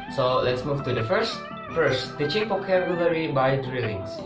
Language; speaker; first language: English; non-native, learner; Indonesian